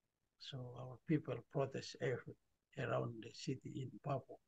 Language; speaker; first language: English; non-native, learner; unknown